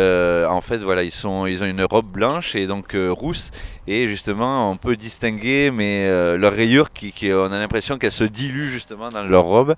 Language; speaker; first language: French; native; French